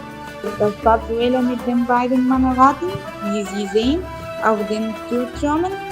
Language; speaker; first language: German; non-native, learner; Arabic